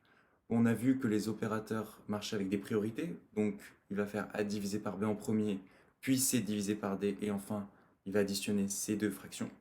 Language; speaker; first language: French; native; French